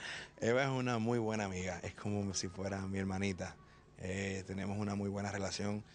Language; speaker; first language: Spanish; native; Spanish